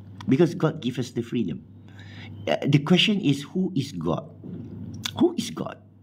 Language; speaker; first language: English; non-native, local second language; Min Nan Chinese